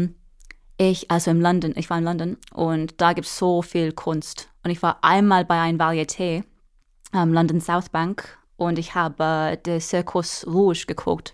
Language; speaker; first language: German; non-native, fluent; English